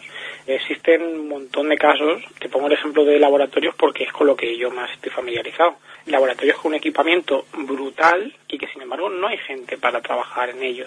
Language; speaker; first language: Spanish; native; Spanish